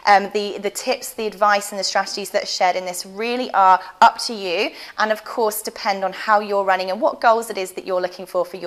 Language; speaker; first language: English; native; English